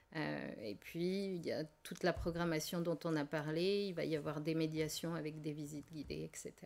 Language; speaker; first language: French; native; French